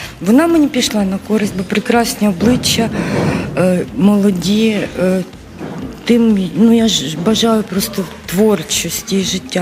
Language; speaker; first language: Ukrainian; native; Ukrainian